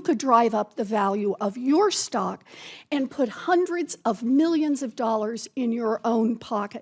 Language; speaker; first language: English; native; English